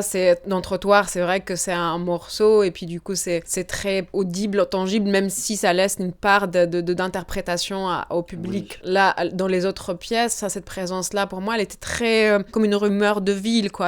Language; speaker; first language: French; native; French